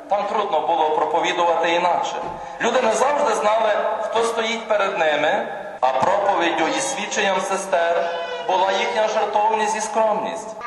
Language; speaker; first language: Ukrainian; native; Ukrainian